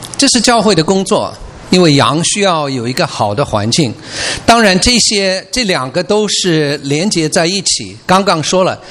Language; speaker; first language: Chinese; non-native, fluent; English